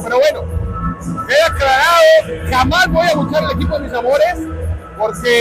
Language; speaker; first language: Spanish; native; Spanish